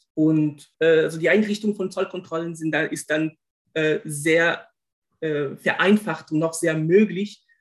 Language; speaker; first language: German; non-native, fluent; Portuguese